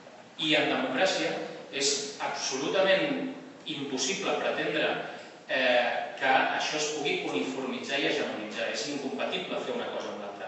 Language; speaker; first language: Catalan; native; Catalan